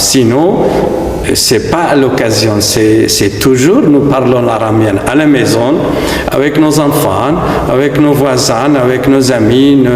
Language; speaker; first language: French; non-native, fluent; Aramaic